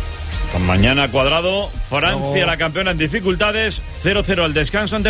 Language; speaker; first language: Spanish; native; Spanish